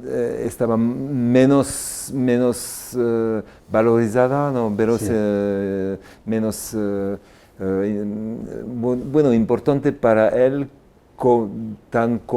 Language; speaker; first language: Spanish; non-native, fluent; French